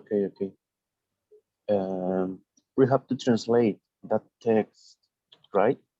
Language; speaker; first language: English; non-native, learner; Spanish